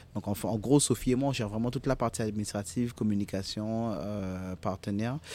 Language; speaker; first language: French; native; French